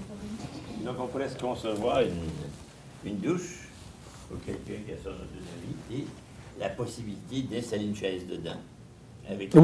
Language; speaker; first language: French; native; French